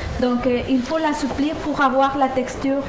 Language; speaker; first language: French; non-native, fluent; Spanish